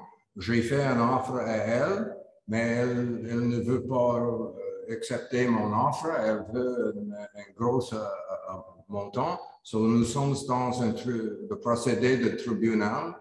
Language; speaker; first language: French; non-native, learner; English